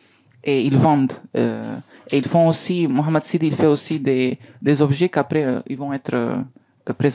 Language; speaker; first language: French; non-native, learner; Spanish